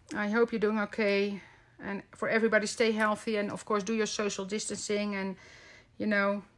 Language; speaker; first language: English; non-native, fluent; Dutch